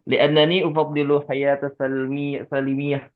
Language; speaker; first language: Arabic; non-native, learner; Indonesian